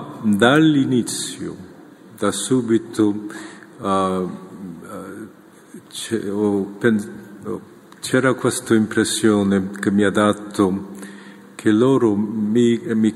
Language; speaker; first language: Italian; non-native, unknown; Korean